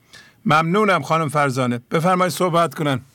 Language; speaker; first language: Persian; native; Persian